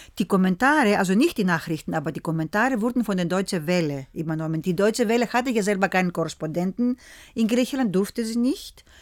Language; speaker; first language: German; early bilingual, other home language; Greek